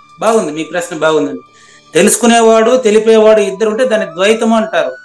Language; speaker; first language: Telugu; native; Telugu